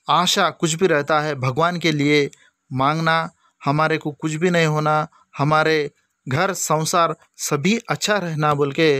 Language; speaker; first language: Hindi; non-native, local second language; Lambadi